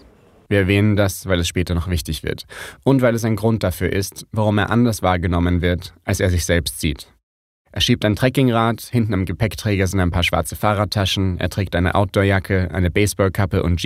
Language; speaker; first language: German; native; German